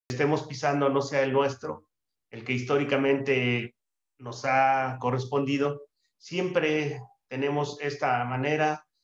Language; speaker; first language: Spanish; native; Spanish